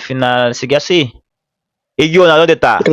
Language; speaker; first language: Spanish; non-native, fluent; Haitian Creole